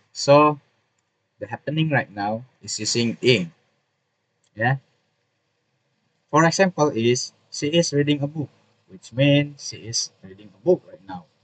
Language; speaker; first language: English; non-native, learner; Indonesian